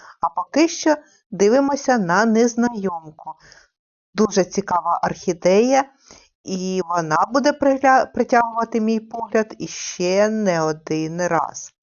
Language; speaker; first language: Ukrainian; native; Ukrainian